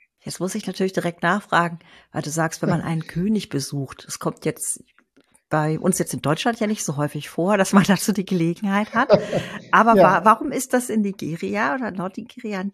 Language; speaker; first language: German; native; German